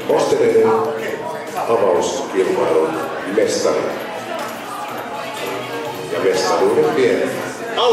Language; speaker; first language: Finnish; native; Finnish